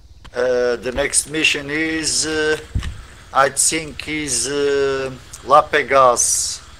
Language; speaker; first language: English; non-native, learner; Portuguese